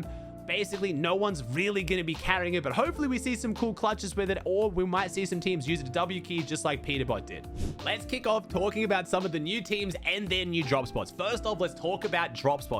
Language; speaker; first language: English; native; English